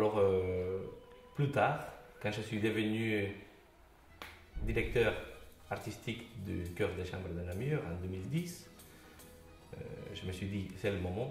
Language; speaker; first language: French; non-native, fluent; Spanish